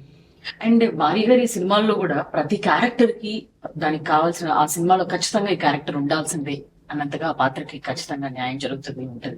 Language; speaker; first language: Telugu; native; Telugu